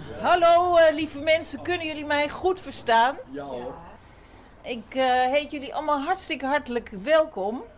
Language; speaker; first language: Dutch; native; Dutch